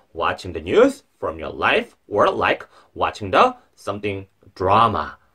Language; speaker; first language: English; non-native, fluent; Korean